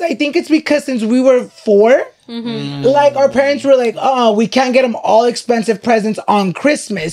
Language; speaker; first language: English; early bilingual, other home language; Spanish